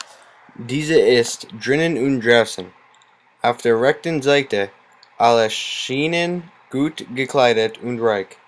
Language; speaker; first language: German; non-native, learner; English